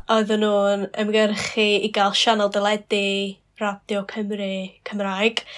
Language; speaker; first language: Welsh; non-native, fluent; English